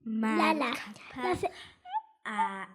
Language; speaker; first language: Welsh; non-native, learner; Spanish